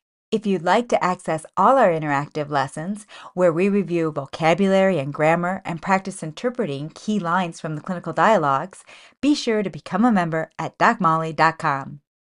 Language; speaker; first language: English; native; English